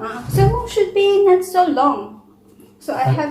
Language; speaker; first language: English; non-native, local second language; Filipino